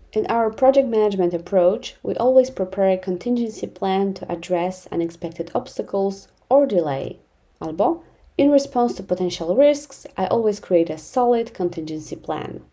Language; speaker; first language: English; non-native, fluent; Polish